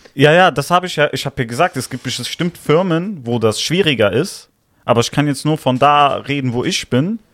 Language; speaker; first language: German; early bilingual, other home language; Italian